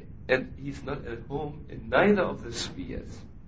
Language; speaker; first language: English; non-native, fluent; German